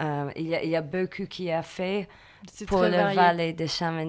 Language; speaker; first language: French; non-native, learner; English